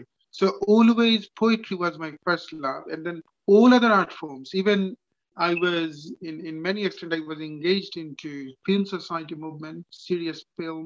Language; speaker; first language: English; non-native, local second language; Bangla